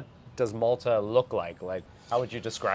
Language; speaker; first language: English; native; English